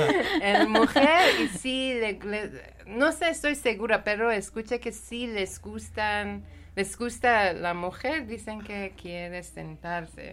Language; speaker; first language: Spanish; non-native, learner; Persian